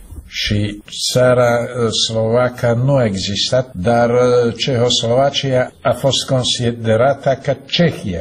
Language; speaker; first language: Romanian; non-native, fluent; Czech